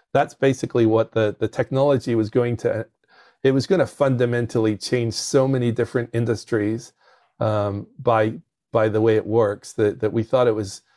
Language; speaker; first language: English; native; English